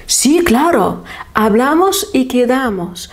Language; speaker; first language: Spanish; non-native, fluent; Lithuanian